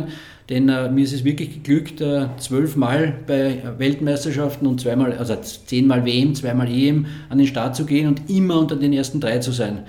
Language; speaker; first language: German; native; German